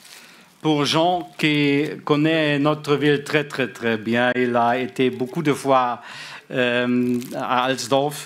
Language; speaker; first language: French; non-native, learner; German